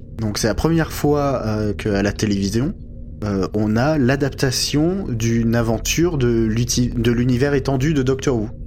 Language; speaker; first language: French; native; French